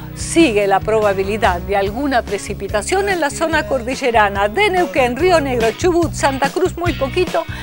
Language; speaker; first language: Spanish; native; Spanish